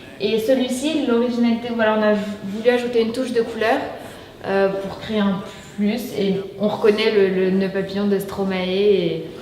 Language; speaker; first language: French; non-native, local second language; Arabic